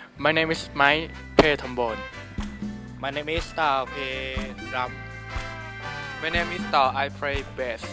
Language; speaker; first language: English; non-native, learner; Thai